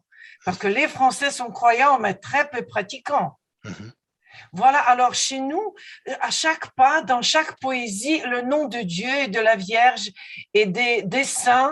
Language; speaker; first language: French; non-native, fluent; Ukrainian